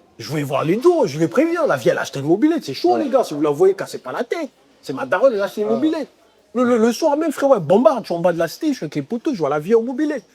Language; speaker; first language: French; early bilingual, other home language; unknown